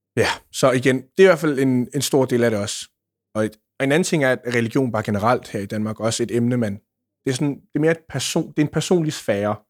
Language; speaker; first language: Danish; early bilingual, other home language; Punjabi